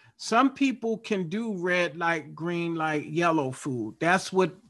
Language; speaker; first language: English; native; English